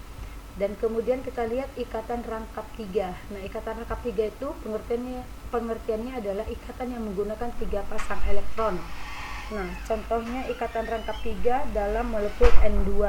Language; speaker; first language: Indonesian; native; Indonesian